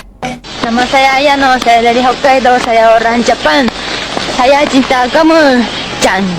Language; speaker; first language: Indonesian; non-native, fluent; Japanese